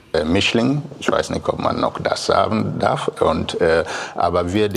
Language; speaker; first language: German; non-native, fluent; Igbo